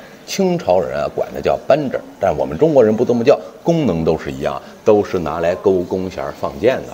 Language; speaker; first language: Chinese; native; Chinese